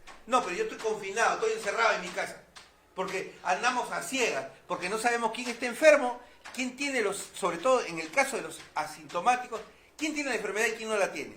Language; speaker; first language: Spanish; native; Spanish